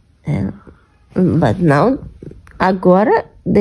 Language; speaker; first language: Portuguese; non-native, learner; Russian